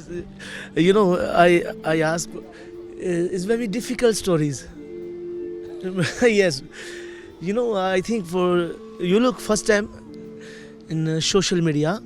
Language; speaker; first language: English; non-native, learner; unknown